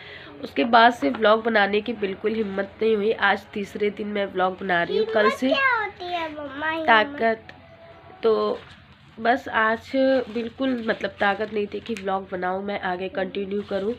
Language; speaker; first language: Hindi; native; Hindi